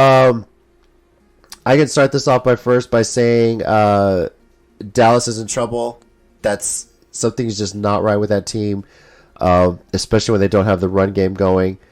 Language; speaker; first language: English; native; English